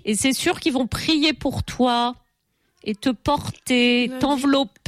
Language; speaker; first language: French; native; French